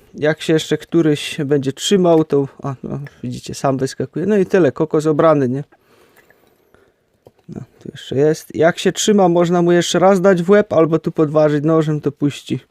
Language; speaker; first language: Polish; native; Polish